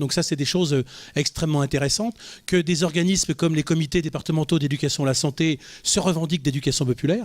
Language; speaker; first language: French; native; French